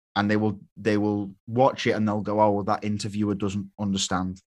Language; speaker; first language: English; native; English